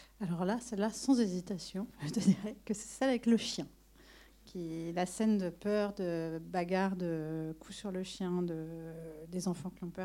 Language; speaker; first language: French; native; French